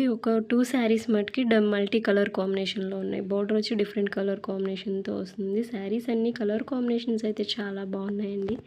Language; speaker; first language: Telugu; native; Telugu